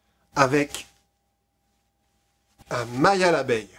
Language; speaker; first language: French; native; French